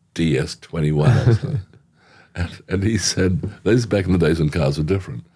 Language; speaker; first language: English; native; English